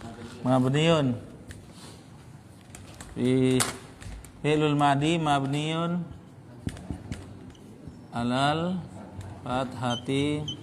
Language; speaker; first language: Arabic; non-native, fluent; Indonesian